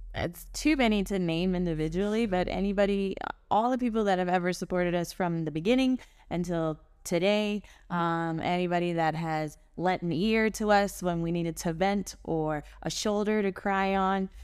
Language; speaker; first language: English; early bilingual, other home language; German